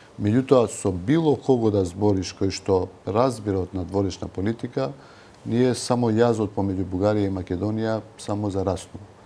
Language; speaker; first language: Macedonian; non-native, local second language; Albanian